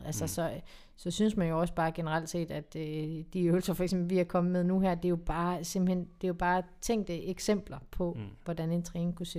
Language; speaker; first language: Danish; native; Danish